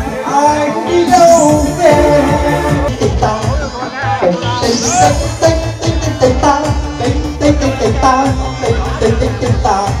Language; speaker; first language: Vietnamese; native; Vietnamese